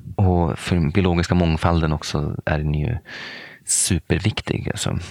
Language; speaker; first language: Swedish; native; Swedish